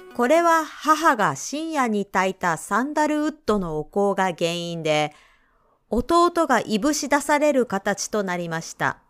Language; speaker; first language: Japanese; native; Japanese